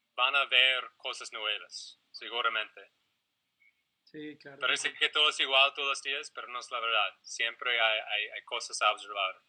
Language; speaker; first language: Spanish; non-native, fluent; English